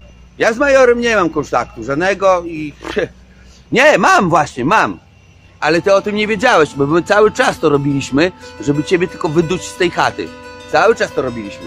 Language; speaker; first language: Polish; native; Polish